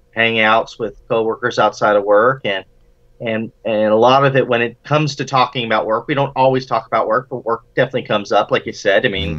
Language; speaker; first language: English; native; English